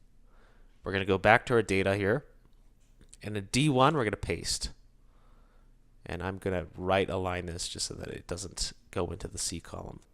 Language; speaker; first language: English; native; English